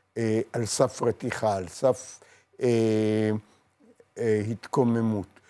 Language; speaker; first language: Hebrew; native; Hebrew